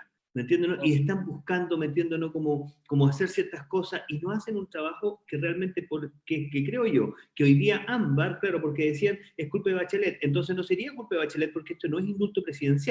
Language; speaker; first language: Spanish; native; Spanish